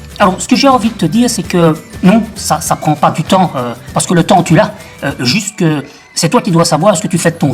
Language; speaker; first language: French; native; French